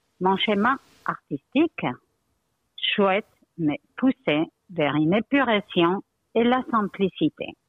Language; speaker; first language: French; non-native, fluent; Spanish